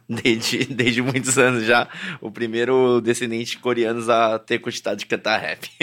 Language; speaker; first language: Portuguese; early bilingual, other home language; Korean